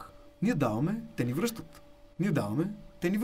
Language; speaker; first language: Bulgarian; native; Bulgarian